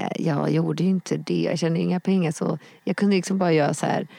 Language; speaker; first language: Swedish; native; Swedish